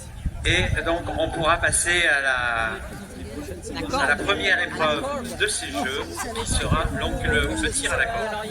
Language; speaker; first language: French; native; French